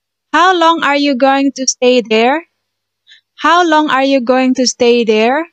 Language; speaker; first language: English; non-native, fluent; Indonesian